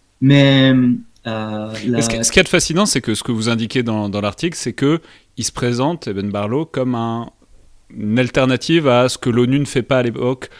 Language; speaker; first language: French; native; French